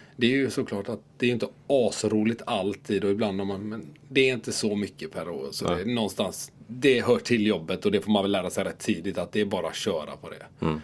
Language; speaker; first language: Swedish; native; Swedish